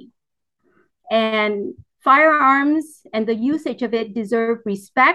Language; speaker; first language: English; early bilingual, other home language; Vietnamese